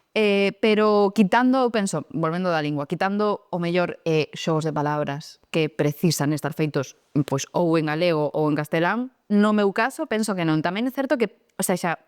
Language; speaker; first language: Galician; non-native, local second language; Spanish